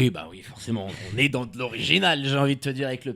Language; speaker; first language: French; native; French